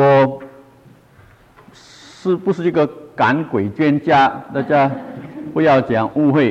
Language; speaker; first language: Chinese; non-native, local second language; Cantonese